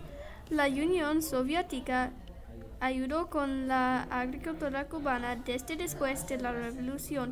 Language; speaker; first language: Spanish; non-native, learner; English